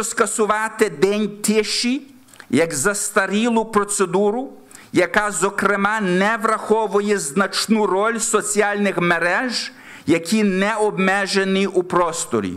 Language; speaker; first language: Ukrainian; early bilingual, heritage; Ukrainian